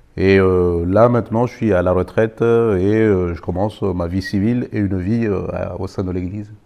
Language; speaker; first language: French; non-native, local second language; Malagasy